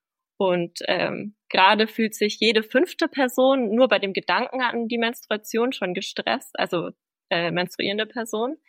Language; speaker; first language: German; native; German